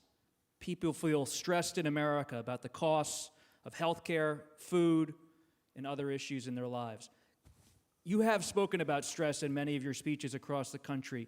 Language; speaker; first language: English; native; English